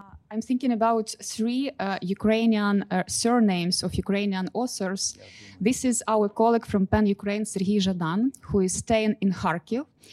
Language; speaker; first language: English; non-native, fluent; Ukrainian